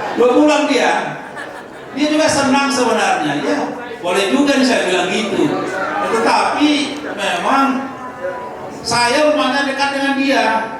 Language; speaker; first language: Indonesian; non-native, local second language; Batak Toba